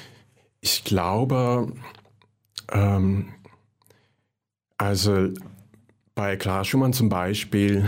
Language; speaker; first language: German; non-native, fluent; Cantonese